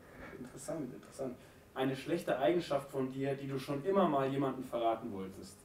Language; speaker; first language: German; native; German